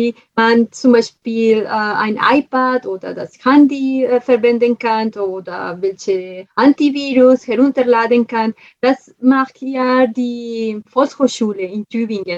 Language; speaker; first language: German; non-native, fluent; Spanish